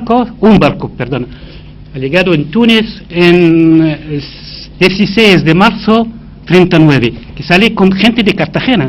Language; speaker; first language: Spanish; non-native, fluent; Arabic